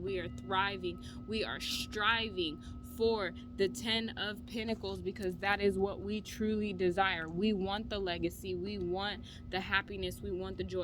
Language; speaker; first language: English; native; English